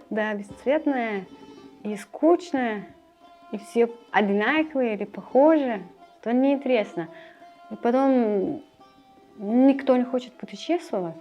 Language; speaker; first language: Russian; non-native, learner; Persian